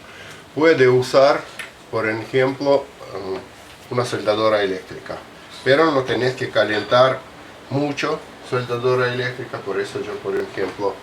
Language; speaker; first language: Spanish; non-native, fluent; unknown